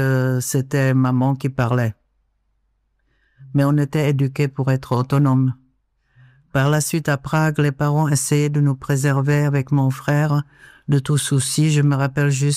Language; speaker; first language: French; non-native, fluent; Czech